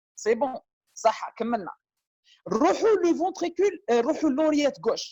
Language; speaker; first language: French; non-native, local second language; Arabic